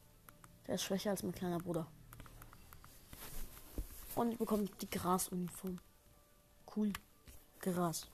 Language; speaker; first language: German; native; German